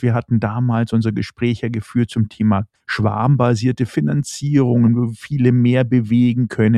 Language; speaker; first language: German; native; German